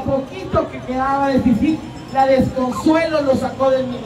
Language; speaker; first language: Spanish; native; Spanish